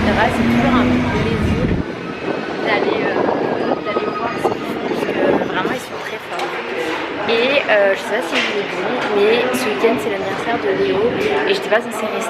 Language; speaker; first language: French; native; French